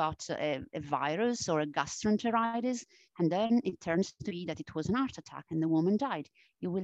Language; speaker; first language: English; non-native, fluent; Italian